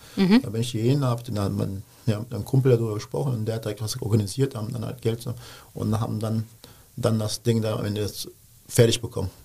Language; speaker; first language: German; early bilingual, other home language; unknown